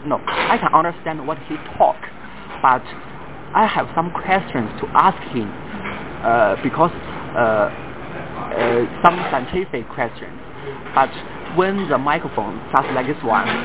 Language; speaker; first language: English; non-native, fluent; Chinese